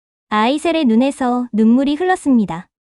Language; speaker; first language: Korean; native; Korean